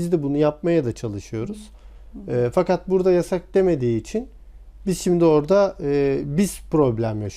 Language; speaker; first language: Turkish; native; Turkish